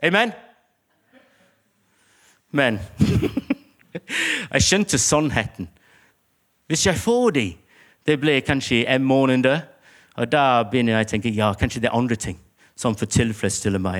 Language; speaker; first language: Norwegian; non-native, fluent; English